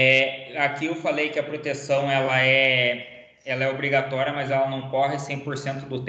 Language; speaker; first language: Portuguese; native; Portuguese